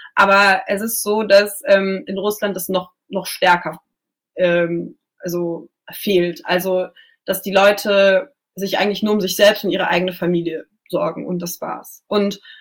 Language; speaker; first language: German; non-native, local second language; Russian